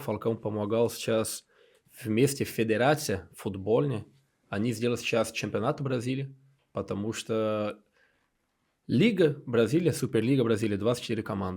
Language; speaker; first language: Russian; non-native, learner; Portuguese